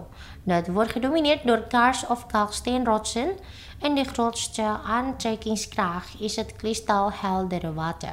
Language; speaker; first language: Dutch; non-native, fluent; Indonesian